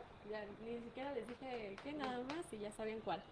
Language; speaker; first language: Spanish; native; Spanish